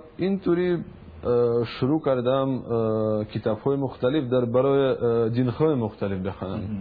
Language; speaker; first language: Persian; non-native, learner; Russian